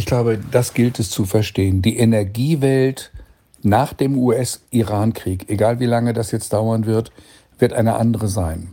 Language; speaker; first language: German; native; German